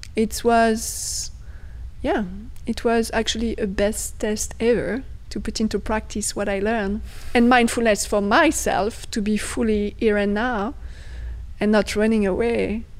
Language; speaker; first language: English; non-native, fluent; French